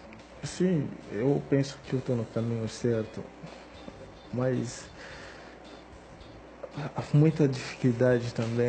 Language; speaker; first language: Portuguese; non-native, fluent; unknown